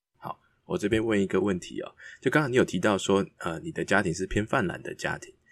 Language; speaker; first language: Chinese; native; Chinese